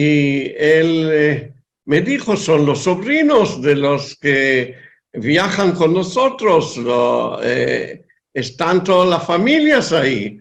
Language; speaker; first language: Spanish; non-native, fluent; Hebrew